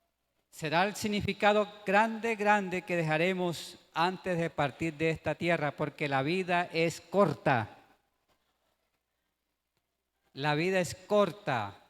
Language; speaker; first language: Spanish; native; Spanish